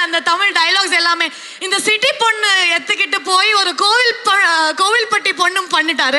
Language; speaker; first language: Tamil; non-native, learner; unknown